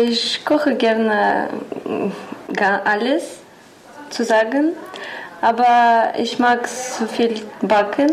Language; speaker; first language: German; non-native, learner; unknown